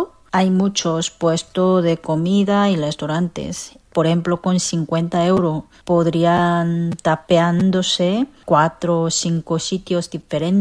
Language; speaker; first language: Spanish; non-native, fluent; Korean